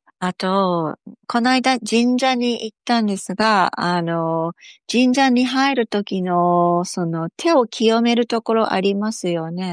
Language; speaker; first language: Japanese; native; Japanese